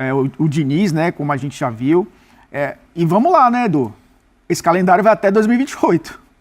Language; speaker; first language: Portuguese; native; Portuguese